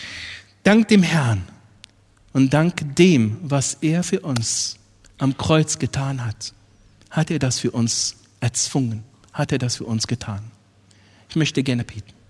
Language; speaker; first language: German; non-native, fluent; Arabic